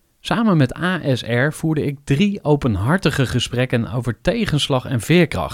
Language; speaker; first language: Dutch; native; Dutch